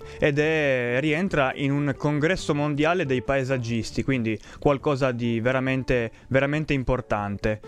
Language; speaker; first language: Italian; native; Italian